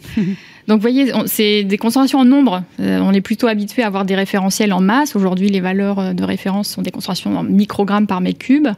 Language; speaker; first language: French; native; French